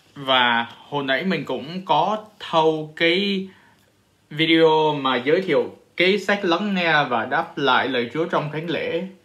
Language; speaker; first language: Vietnamese; early bilingual, heritage; Vietnamese